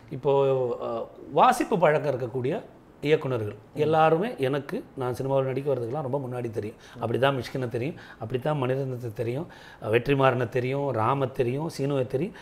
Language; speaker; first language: Tamil; non-native, local second language; Malayalam